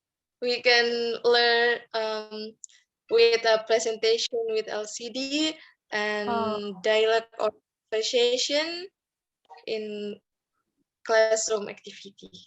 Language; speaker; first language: English; non-native, fluent; Indonesian